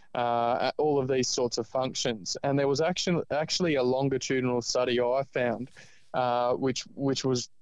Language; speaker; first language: English; native; English